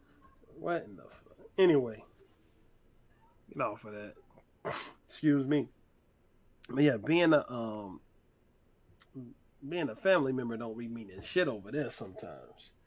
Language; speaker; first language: English; native; English